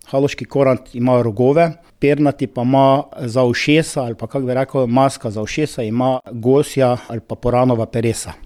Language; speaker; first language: Slovenian; native; Slovenian